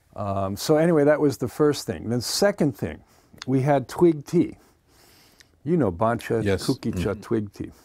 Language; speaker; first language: English; native; English